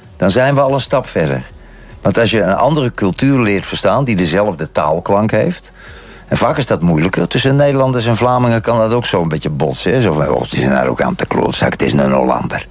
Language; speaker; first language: Dutch; native; Dutch